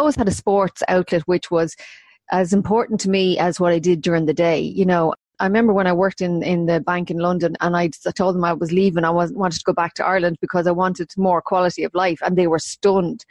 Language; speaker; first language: English; native; English